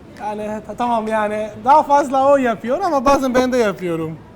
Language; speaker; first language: Turkish; non-native, learner; Italian